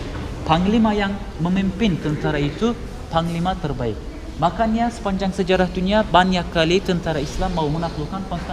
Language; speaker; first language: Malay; non-native, fluent; Turkish